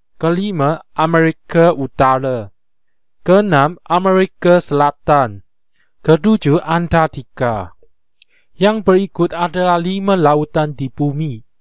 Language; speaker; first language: Malay; non-native, local second language; Chinese